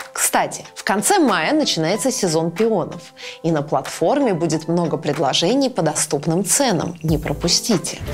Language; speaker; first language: Russian; native; Russian